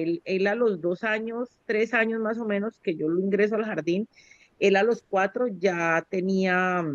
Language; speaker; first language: Spanish; native; Spanish